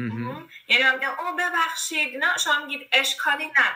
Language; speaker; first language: Persian; native; Persian